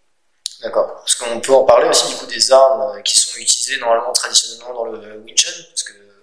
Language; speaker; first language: French; native; French